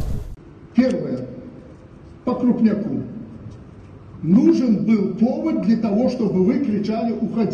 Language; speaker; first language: Russian; native; Russian